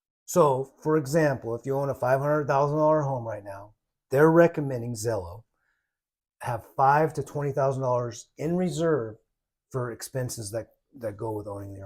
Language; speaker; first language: English; native; English